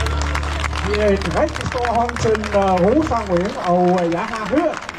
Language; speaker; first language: Danish; early bilingual, other home language; Vietnamese